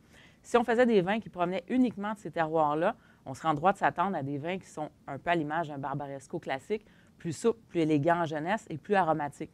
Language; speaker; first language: French; native; French